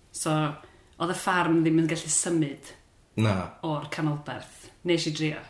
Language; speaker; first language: Welsh; native; Welsh